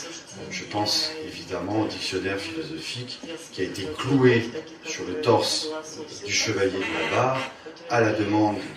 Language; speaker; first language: French; native; French